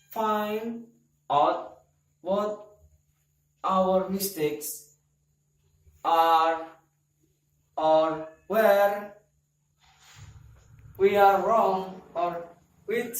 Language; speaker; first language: English; non-native, learner; Indonesian